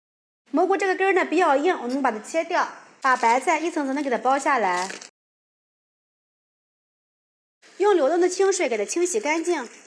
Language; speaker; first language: Chinese; native; Chinese